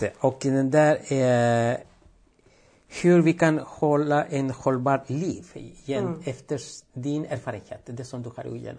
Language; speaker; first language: Swedish; non-native, fluent; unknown